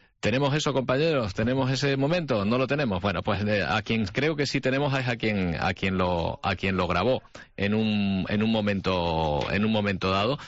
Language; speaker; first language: Spanish; native; Spanish